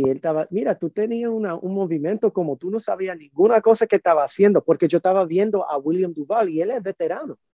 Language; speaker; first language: Spanish; early bilingual, heritage; Spanish